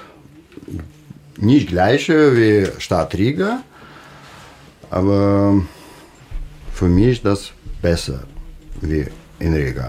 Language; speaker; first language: German; non-native, learner; Russian